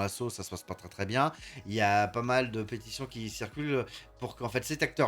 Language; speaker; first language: French; native; French